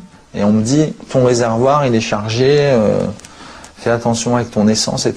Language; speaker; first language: French; native; French